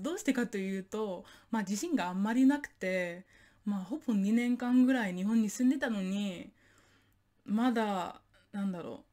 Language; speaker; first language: Japanese; non-native, fluent; English